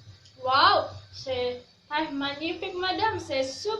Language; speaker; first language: French; non-native, learner; Indonesian